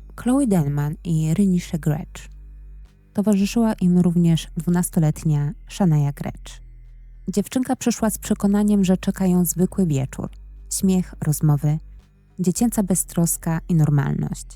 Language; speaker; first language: Polish; native; Polish